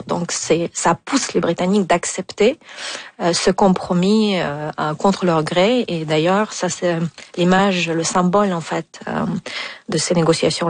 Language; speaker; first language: French; non-native, fluent; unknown